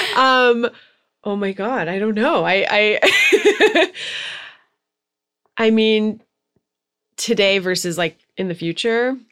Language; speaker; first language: English; native; English